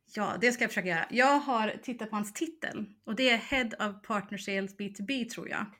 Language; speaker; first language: Swedish; early bilingual, heritage; Swedish